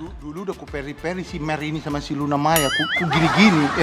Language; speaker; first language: Indonesian; native; Indonesian